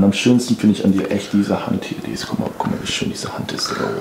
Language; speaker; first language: German; native; German